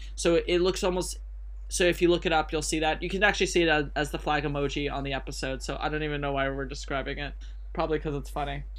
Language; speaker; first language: English; native; English